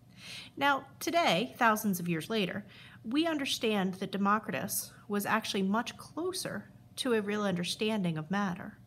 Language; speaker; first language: English; native; English